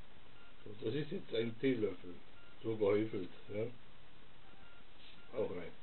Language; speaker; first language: German; non-native, fluent; Italian